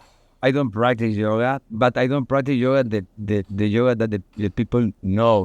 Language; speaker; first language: English; non-native, learner; Spanish